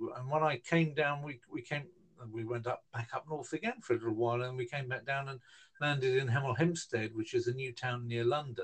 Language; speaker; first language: English; native; English